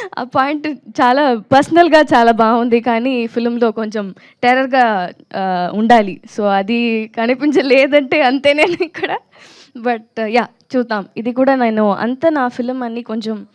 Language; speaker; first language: Telugu; non-native, learner; Tamil